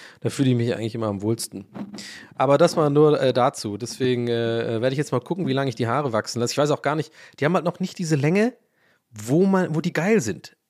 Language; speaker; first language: German; early bilingual, other home language; English